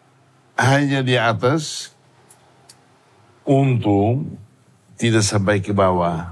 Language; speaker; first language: Indonesian; non-native, learner; Tetum